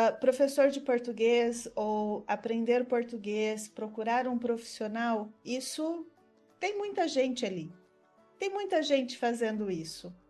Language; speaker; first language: Portuguese; native; Portuguese